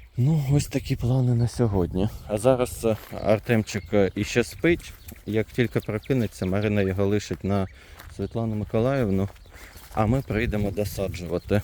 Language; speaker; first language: Ukrainian; non-native, local second language; Russian